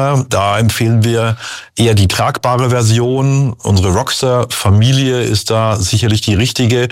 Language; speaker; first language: German; native; German